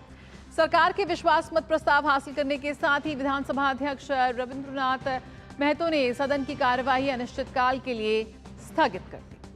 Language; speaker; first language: Hindi; native; Hindi